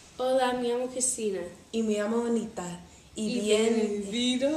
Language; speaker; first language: Spanish; non-native, learner; English